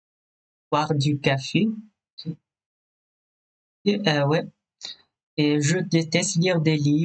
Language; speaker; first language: French; non-native, fluent; Thai